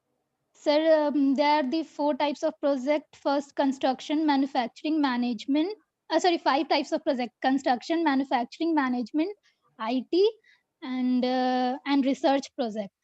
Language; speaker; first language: English; non-native, learner; Hindi